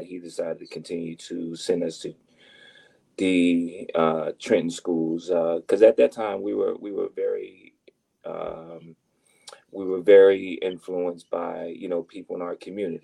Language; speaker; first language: English; native; English